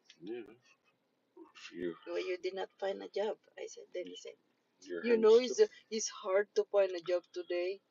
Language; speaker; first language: English; non-native, local second language; Filipino